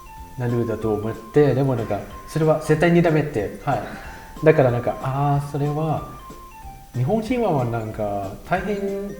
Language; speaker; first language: Japanese; non-native, learner; Thai